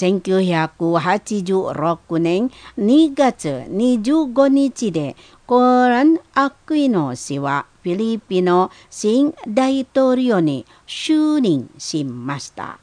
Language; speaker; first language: Japanese; non-native, learner; Indonesian